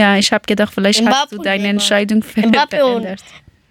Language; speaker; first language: German; early bilingual, other home language; Persian